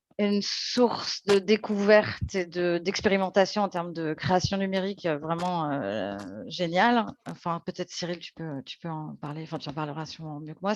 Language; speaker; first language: French; native; French